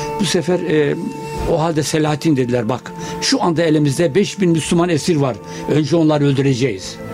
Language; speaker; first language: Turkish; native; Turkish